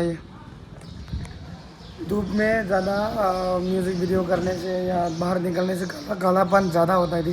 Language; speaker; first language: Hindi; non-native, local second language; Bangla